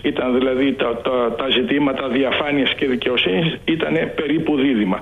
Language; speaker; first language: Greek; native; Greek